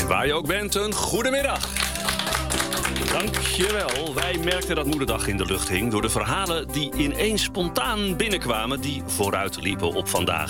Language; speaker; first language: Dutch; native; Dutch